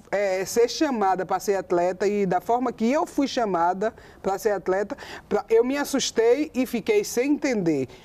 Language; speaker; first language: Portuguese; native; Portuguese